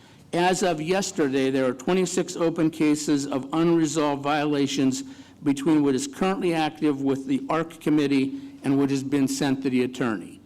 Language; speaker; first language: English; native; English